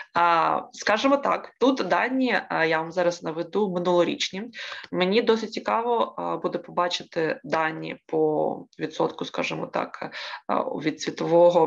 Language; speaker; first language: Ukrainian; native; Ukrainian